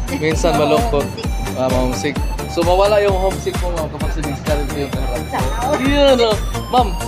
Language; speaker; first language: Filipino; non-native, local second language; Cebuano